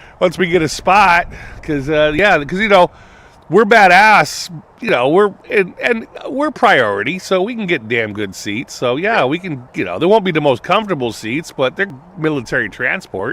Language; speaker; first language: English; native; English